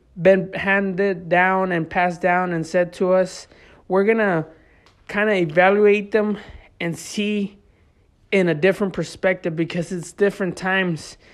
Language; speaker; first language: English; early bilingual, other home language; Spanish